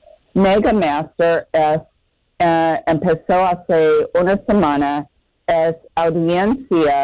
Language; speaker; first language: Spanish; non-native, learner; English